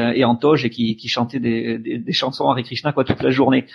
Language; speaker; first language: French; native; French